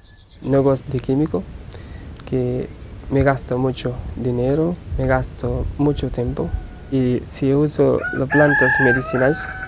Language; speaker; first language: Spanish; non-native, learner; Portuguese